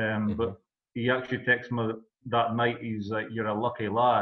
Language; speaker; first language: English; native; English